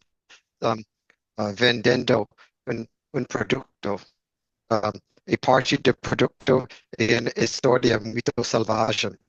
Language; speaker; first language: Portuguese; non-native, learner; English